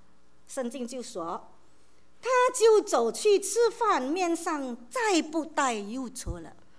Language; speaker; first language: Chinese; native; Chinese